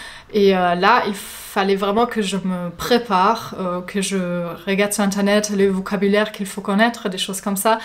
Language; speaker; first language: French; non-native, fluent; German